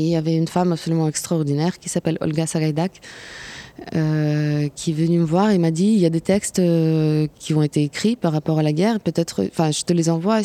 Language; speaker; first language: French; non-native, fluent; Ukrainian